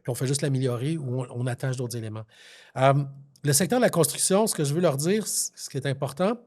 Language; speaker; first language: French; native; French